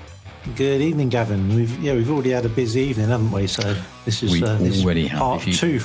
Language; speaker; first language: English; native; English